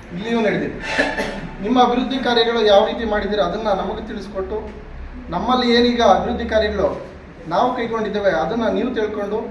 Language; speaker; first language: Kannada; native; Kannada